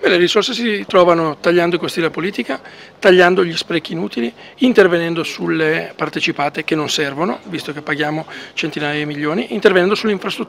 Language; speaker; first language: Italian; native; Italian